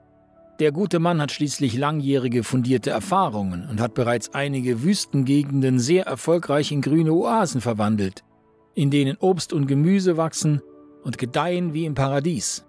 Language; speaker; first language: German; native; German